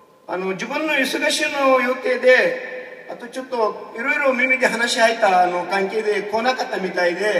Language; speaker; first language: Japanese; non-native, fluent; Urdu